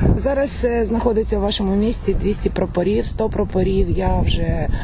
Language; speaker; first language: Ukrainian; non-native, local second language; Russian